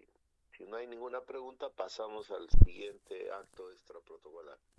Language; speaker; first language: Spanish; native; Spanish